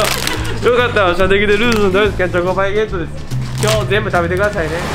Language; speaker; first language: Japanese; native; Japanese